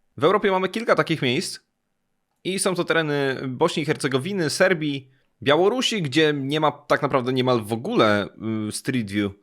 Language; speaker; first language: Polish; native; Polish